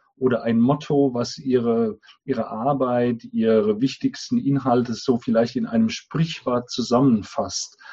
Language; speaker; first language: German; native; German